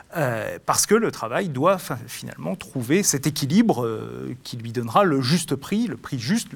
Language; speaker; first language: French; native; French